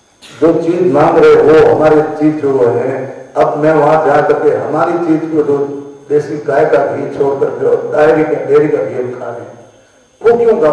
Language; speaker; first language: Hindi; native; Hindi